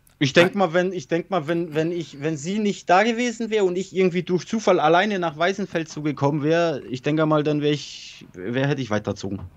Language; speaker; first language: German; early bilingual, other home language; Polish